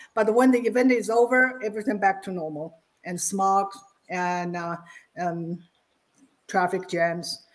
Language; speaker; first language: English; non-native, fluent; Chinese